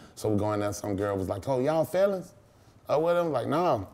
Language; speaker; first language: English; native; English